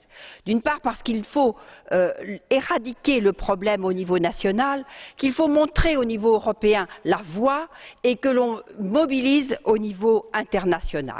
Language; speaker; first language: French; native; French